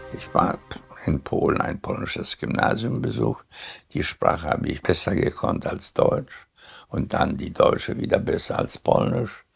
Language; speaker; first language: German; early bilingual, heritage; German